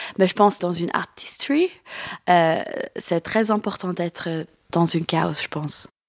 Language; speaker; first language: French; non-native, learner; Swiss German